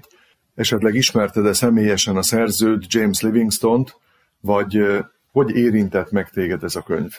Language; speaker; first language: Hungarian; native; Hungarian